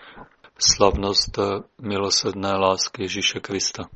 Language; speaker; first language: Czech; native; Czech